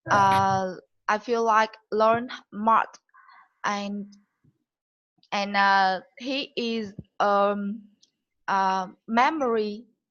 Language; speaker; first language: English; non-native, learner; Vietnamese